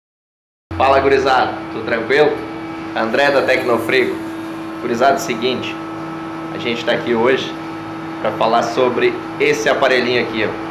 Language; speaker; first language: Portuguese; native; Portuguese